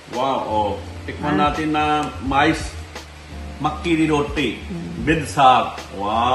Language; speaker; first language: Filipino; non-native, learner; Punjabi